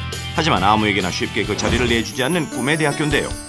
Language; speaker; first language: Korean; native; Korean